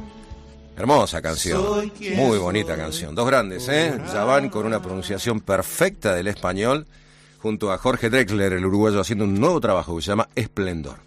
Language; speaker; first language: Spanish; native; Spanish